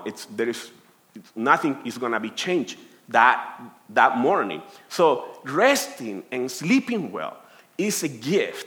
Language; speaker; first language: English; non-native, fluent; Spanish